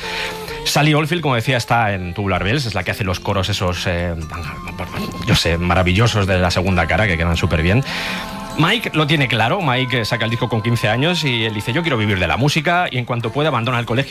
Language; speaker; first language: Spanish; native; Spanish